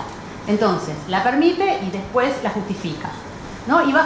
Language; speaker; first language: Spanish; native; Spanish